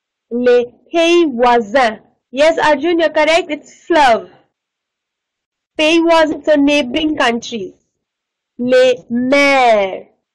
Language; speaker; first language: English; non-native, local second language; Hindi